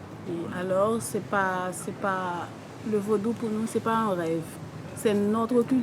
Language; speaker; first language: French; non-native, local second language; Haitian Creole